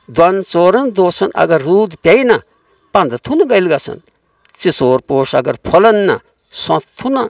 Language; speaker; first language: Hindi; non-native, local second language; Kashmiri